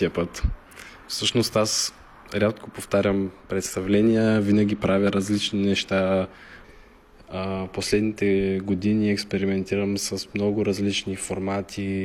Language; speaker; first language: Bulgarian; native; Bulgarian